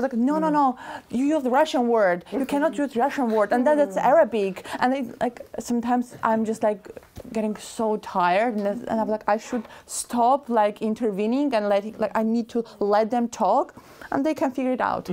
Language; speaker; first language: English; non-native, fluent; Armenian